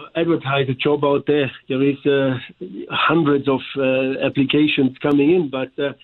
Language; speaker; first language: English; non-native, fluent; German